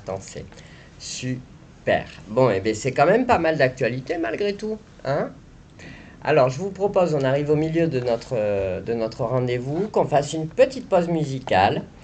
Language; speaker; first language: French; native; French